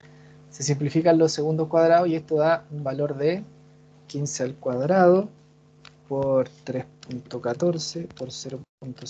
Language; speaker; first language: Spanish; native; Spanish